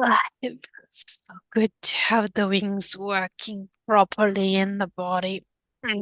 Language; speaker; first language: English; native; English